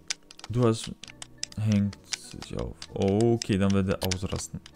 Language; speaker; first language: German; non-native, learner; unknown